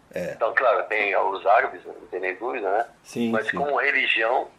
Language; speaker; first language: Portuguese; early bilingual, other home language; French